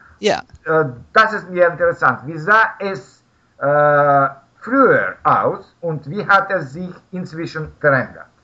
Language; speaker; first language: German; non-native, learner; Russian